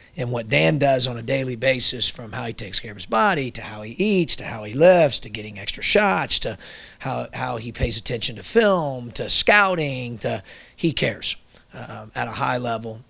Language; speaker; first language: English; native; English